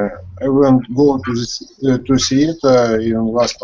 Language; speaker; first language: English; non-native, learner; Russian